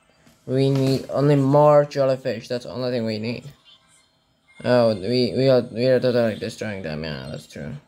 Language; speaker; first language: English; non-native, learner; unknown